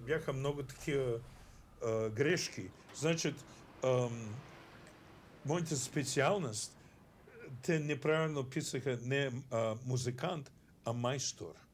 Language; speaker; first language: Bulgarian; non-native, fluent; English